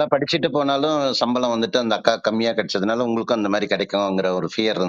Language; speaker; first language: Tamil; native; Tamil